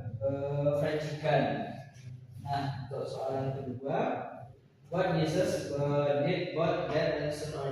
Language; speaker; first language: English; non-native, learner; Indonesian